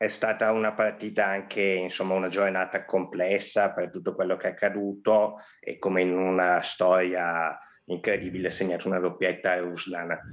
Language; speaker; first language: Italian; native; Italian